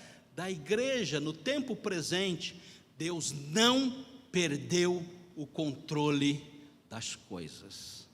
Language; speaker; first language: Portuguese; native; Portuguese